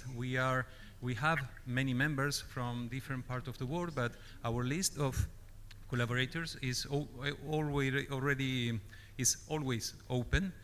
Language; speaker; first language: English; non-native, fluent; Spanish